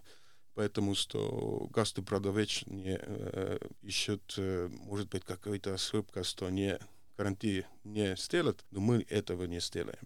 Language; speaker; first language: Russian; non-native, local second language; Estonian